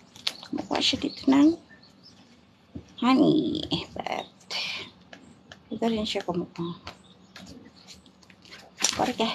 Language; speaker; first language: English; non-native, local second language; Filipino